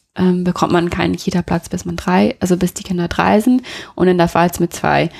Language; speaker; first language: German; non-native, fluent; English